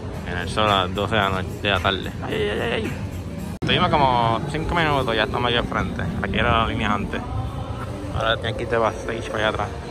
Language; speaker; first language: Spanish; early bilingual, heritage; Spanish